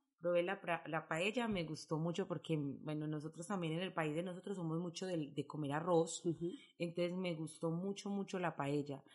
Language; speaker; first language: Spanish; native; Spanish